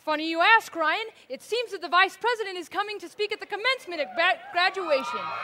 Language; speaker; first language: English; native; English